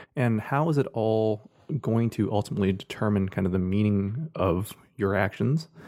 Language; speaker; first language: English; native; English